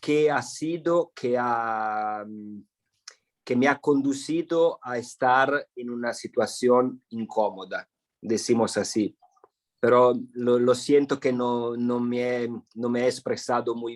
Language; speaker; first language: Spanish; non-native, fluent; Italian